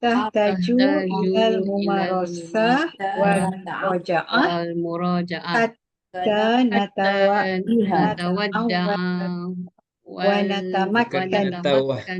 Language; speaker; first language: Arabic; non-native, learner; Malay